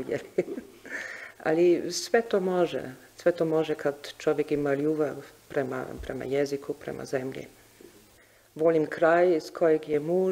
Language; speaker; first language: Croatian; non-native, fluent; German